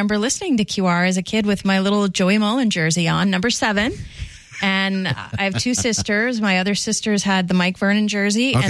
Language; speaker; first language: English; native; English